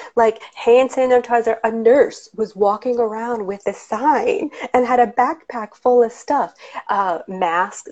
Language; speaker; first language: English; native; English